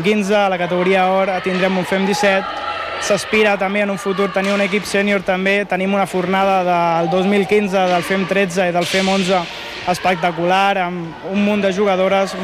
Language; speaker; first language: Catalan; native; Catalan